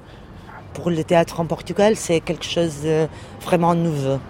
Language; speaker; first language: French; non-native, learner; Portuguese